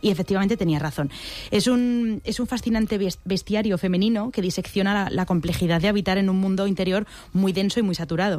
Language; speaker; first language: Spanish; native; Spanish